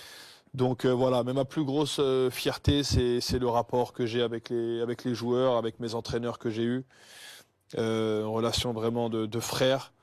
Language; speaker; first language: French; native; French